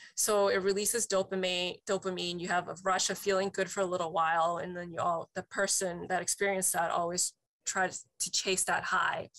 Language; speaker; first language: English; native; English